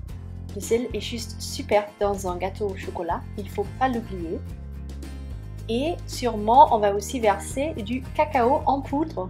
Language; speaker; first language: French; non-native, fluent; Swedish